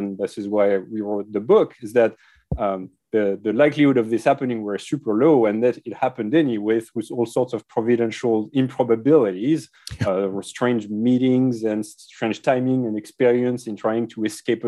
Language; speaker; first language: English; non-native, fluent; French